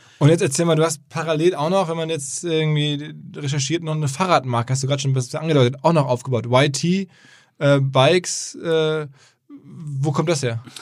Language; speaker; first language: German; native; German